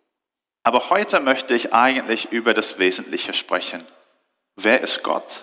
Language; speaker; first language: German; non-native, fluent; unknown